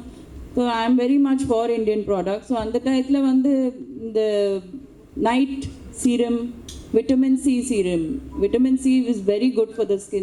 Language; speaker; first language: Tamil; non-native, local second language; Hindi